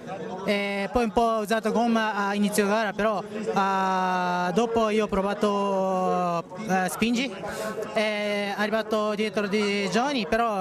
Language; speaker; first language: Italian; non-native, learner; Japanese